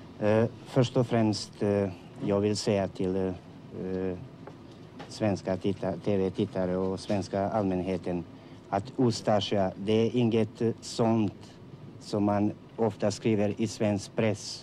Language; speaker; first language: Swedish; non-native, fluent; Croatian